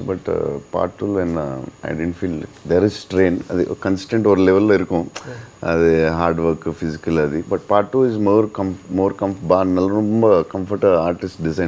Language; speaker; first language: Tamil; non-native, learner; Telugu